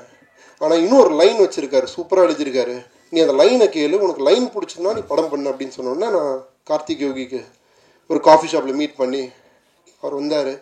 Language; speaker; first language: Tamil; native; Tamil